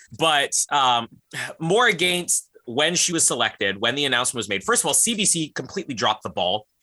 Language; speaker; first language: English; native; English